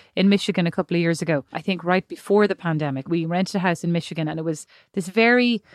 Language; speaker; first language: English; native; English